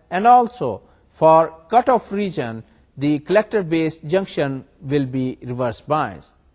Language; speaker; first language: English; non-native, local second language; Urdu